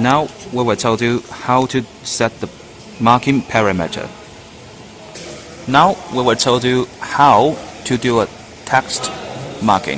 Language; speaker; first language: English; non-native, learner; Chinese